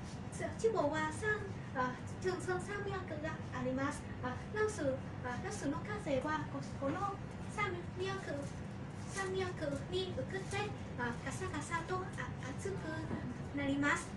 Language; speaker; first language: Japanese; non-native, learner; Vietnamese